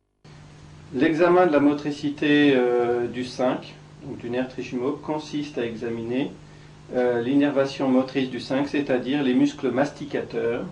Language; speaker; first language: French; native; French